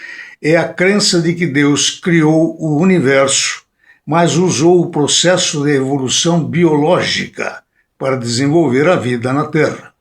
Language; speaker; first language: Portuguese; native; Portuguese